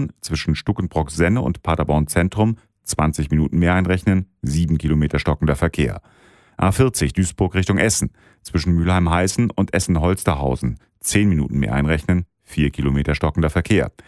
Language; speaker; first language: German; native; German